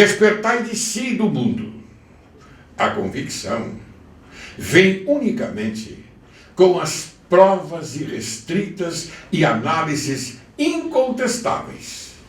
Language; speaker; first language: Portuguese; native; Portuguese